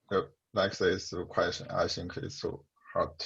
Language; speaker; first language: English; non-native, learner; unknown